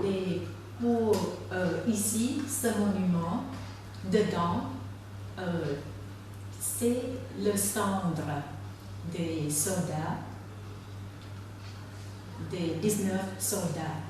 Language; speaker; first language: French; non-native, fluent; Thai